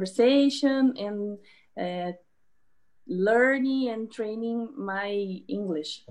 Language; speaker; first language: English; non-native, learner; Portuguese